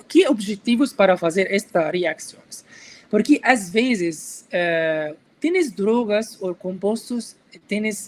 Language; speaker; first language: Portuguese; non-native, learner; Arabic